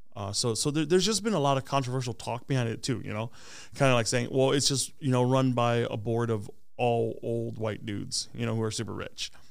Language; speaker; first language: English; early bilingual, other home language; Hmong